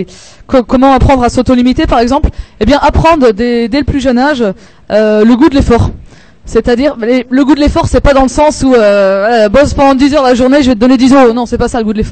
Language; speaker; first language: French; native; French